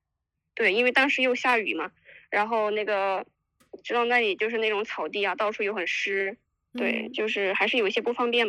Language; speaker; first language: Chinese; native; Chinese